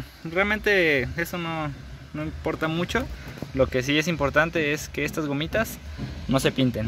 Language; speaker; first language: Spanish; native; Spanish